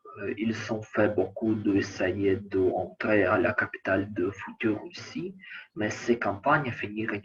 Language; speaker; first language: French; non-native, learner; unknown